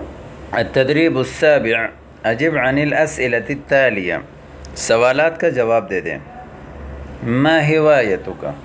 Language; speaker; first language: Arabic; non-native, fluent; Urdu